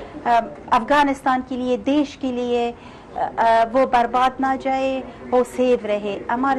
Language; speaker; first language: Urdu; non-native, learner; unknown